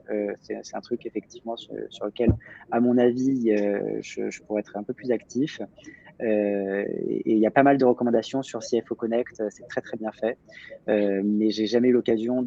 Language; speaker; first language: French; native; French